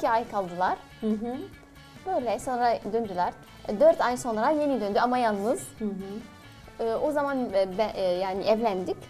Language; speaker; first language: Turkish; non-native, learner; Arabic